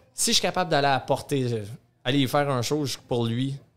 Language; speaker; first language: French; native; French